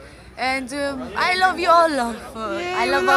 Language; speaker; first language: English; non-native, learner; Greek